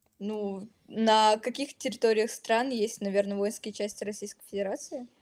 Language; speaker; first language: Russian; native; Russian